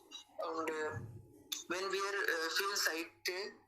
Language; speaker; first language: German; non-native, learner; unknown